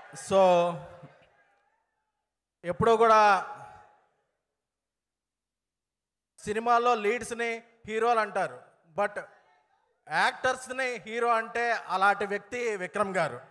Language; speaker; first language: Telugu; native; Telugu